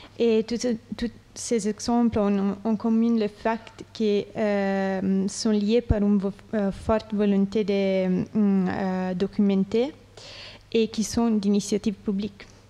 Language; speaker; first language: French; non-native, fluent; Italian